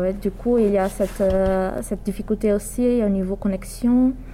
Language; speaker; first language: French; non-native, learner; Portuguese